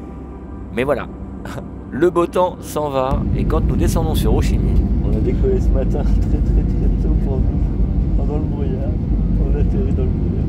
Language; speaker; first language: French; native; French